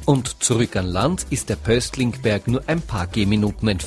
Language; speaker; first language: German; native; German